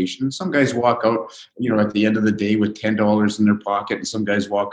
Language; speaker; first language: English; native; English